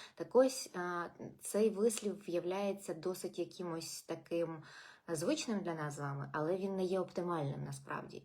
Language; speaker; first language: Ukrainian; non-native, local second language; Russian